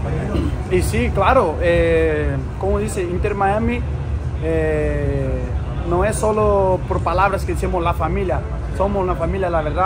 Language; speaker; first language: Spanish; non-native, learner; Portuguese